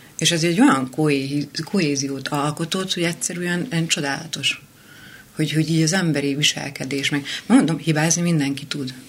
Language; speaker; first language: Hungarian; native; Hungarian